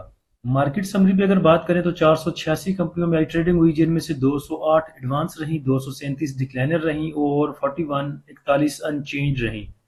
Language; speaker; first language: Hindi; native; Hindi